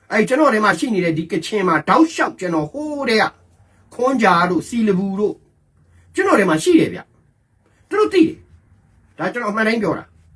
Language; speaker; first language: Burmese; native; Burmese